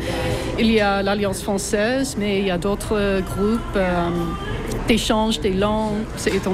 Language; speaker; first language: French; non-native, fluent; English